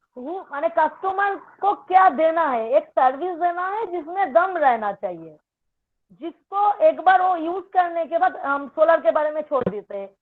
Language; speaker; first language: Hindi; non-native, local second language; Bangla